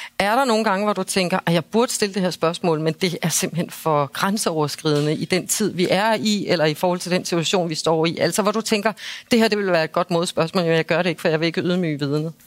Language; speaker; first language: Danish; native; Danish